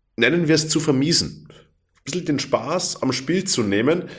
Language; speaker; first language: German; native; German